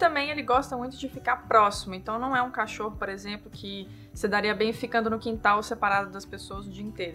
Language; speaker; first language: Portuguese; native; Portuguese